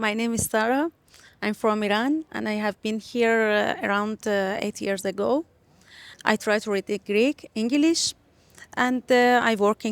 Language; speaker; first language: English; non-native, learner; Persian